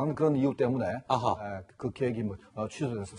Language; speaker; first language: Korean; native; Korean